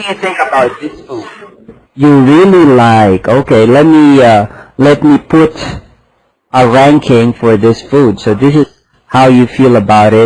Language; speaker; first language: English; non-native, fluent; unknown